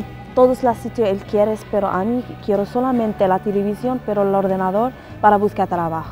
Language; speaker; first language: Spanish; non-native, learner; Arabic